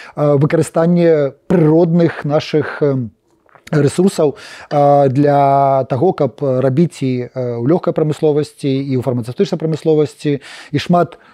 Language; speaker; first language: Russian; non-native, local second language; Polish